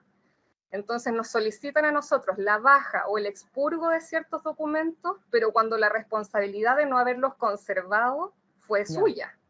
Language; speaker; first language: Spanish; native; Spanish